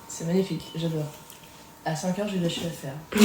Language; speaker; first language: French; native; French